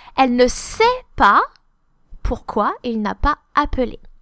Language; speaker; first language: French; native; French